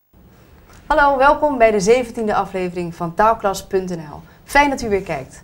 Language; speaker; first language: Dutch; native; Dutch